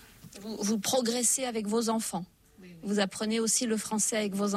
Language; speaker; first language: French; native; French